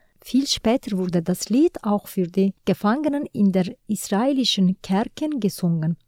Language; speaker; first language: German; non-native, learner; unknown